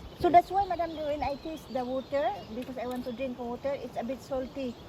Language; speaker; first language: English; non-native, local second language; Filipino